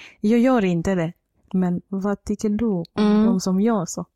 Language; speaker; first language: Swedish; non-native, fluent; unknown